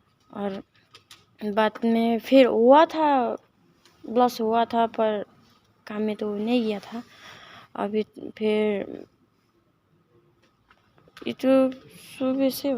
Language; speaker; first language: Hindi; non-native, local second language; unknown